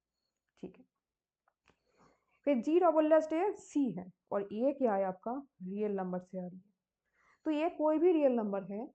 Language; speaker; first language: Hindi; native; Hindi